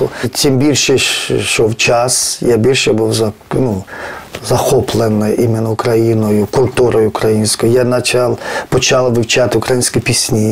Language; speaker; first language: Ukrainian; non-native, fluent; Georgian